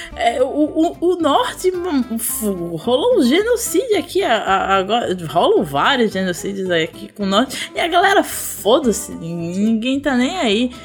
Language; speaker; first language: Portuguese; native; Portuguese